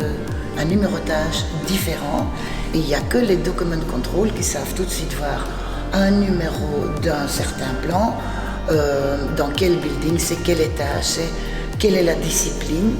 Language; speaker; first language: French; non-native, fluent; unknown